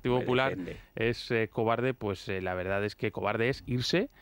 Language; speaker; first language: Spanish; native; Spanish